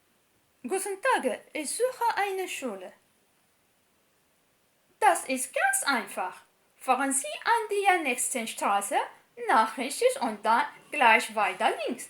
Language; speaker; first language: German; non-native, learner; Arabic